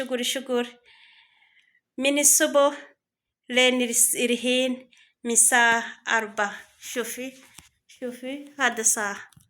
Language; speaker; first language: Arabic; non-native, learner; Kinyarwanda